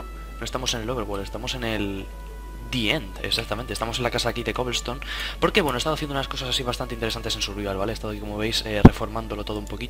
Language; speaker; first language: Spanish; native; Spanish